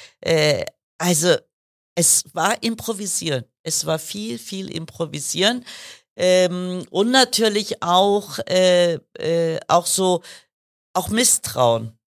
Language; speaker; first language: German; early bilingual, other home language; Kurdish